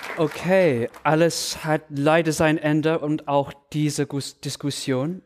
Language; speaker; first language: German; non-native, fluent; English